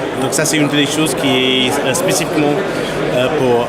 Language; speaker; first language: French; non-native, learner; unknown